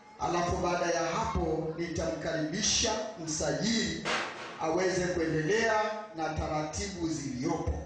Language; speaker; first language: Swahili; native; Swahili